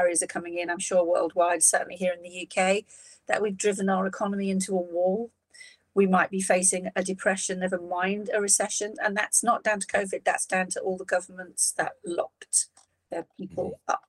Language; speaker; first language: English; native; English